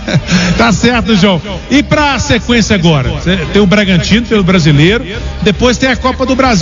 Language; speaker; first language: Portuguese; native; Portuguese